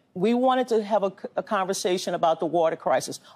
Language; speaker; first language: English; native; English